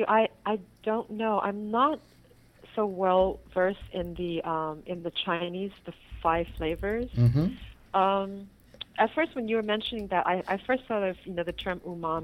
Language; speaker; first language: English; non-native, local second language; Cantonese